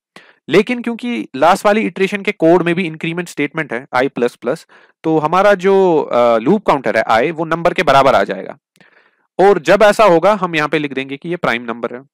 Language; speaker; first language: Hindi; non-native, local second language; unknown